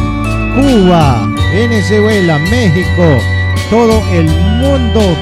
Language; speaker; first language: Spanish; non-native, learner; English